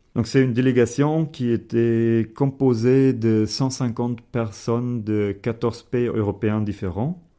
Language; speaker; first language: French; non-native, fluent; German